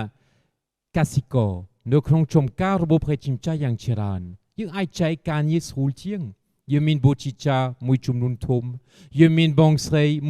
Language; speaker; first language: Khmer; non-native, fluent; French